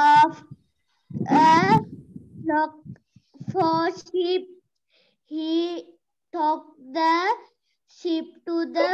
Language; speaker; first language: English; non-native, learner; Sinhala